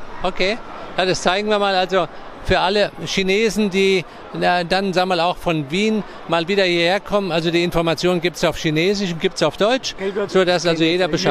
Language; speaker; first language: German; native; German